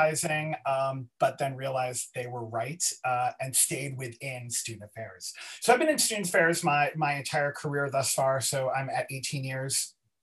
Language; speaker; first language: English; native; English